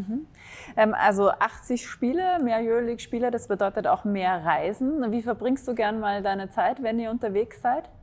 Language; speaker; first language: German; native; German